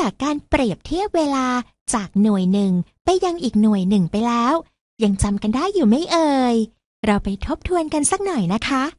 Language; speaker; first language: Thai; native; Thai